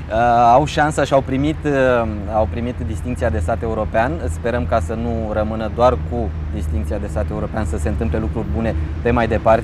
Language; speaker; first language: Romanian; native; Romanian